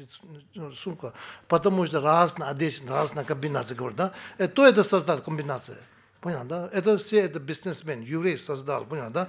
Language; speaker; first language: Russian; non-native, learner; Tibetan